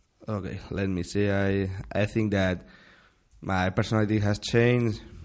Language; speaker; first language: English; non-native, learner; Spanish